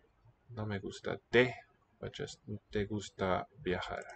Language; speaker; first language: Spanish; non-native, learner; English